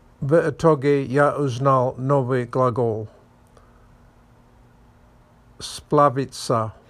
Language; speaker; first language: Russian; non-native, learner; English